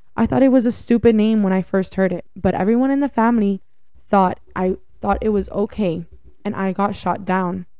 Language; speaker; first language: English; early bilingual, other home language; Spanish